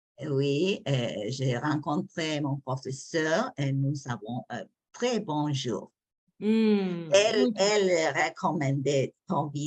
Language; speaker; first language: French; non-native, learner; English